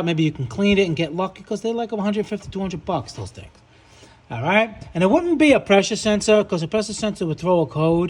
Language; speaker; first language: English; native; English